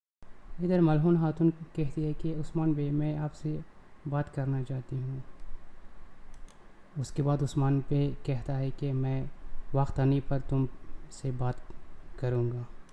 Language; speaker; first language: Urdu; non-native, local second language; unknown